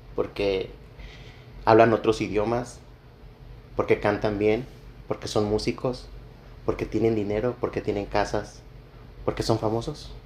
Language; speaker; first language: Spanish; native; Spanish